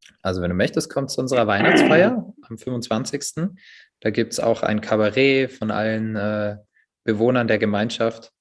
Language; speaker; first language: German; native; German